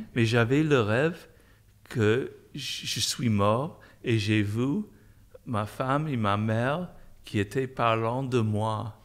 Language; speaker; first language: French; non-native, fluent; English